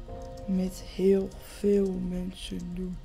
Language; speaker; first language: Dutch; native; Dutch